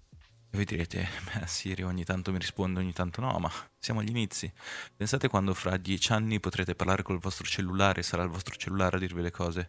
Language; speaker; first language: Italian; native; Italian